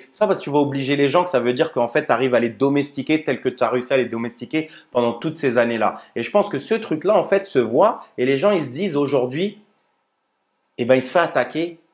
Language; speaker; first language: French; native; French